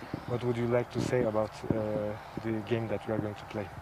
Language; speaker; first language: English; non-native, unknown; Turkish